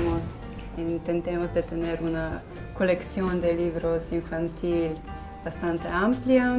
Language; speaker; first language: Spanish; non-native, fluent; Slovenian